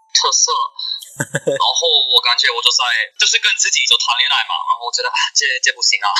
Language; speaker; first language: Chinese; non-native, learner; English